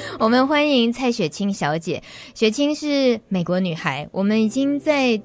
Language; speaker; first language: Chinese; native; Chinese